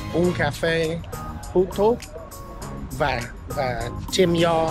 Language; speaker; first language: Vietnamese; non-native, fluent; English